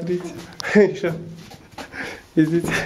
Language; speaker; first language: Russian; non-native, local second language; Armenian